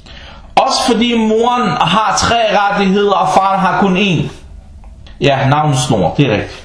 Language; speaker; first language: Danish; non-native, fluent; Arabic